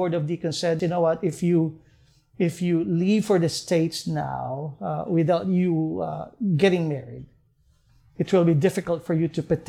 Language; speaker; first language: English; non-native, local second language; Hiligaynon